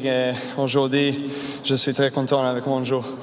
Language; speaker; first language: French; non-native, learner; Serbian